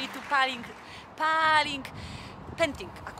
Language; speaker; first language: Indonesian; non-native, learner; Polish